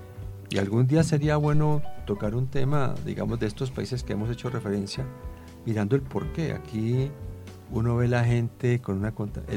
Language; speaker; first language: Spanish; native; Spanish